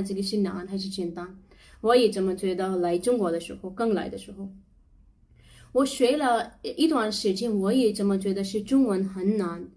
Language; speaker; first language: Chinese; non-native, learner; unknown